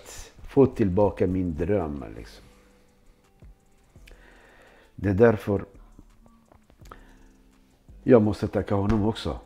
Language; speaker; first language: Swedish; non-native, learner; Persian